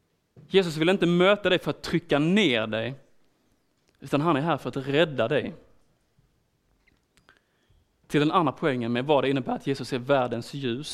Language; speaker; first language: Swedish; native; Swedish